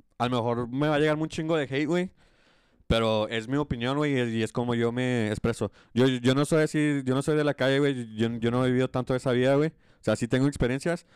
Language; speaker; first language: Spanish; early bilingual, heritage; Spanish